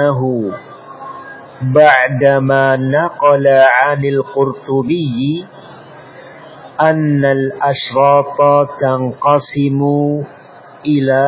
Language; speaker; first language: Arabic; non-native, fluent; Indonesian